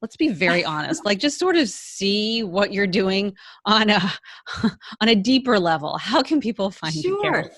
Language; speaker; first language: English; native; English